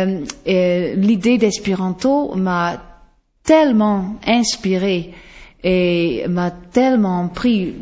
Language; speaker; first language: French; non-native, fluent; Western Frisian